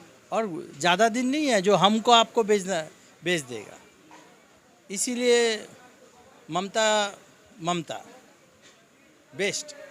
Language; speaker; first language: Hindi; non-native, local second language; Bangla